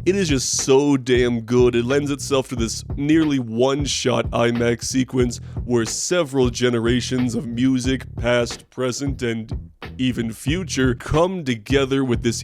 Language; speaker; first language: English; native; English